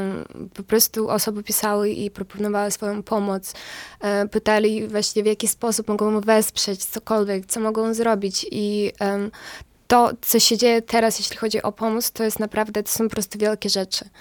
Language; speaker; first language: Polish; non-native, fluent; Ukrainian